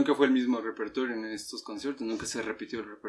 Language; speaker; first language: Spanish; native; Spanish